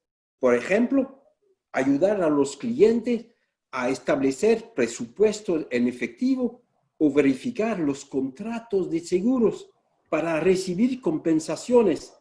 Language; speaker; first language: Spanish; non-native, fluent; French